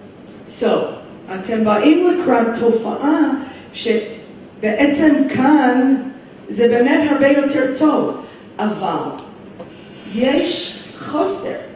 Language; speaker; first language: Hebrew; non-native, fluent; English